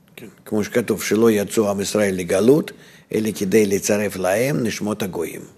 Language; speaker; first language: Hebrew; non-native, fluent; Russian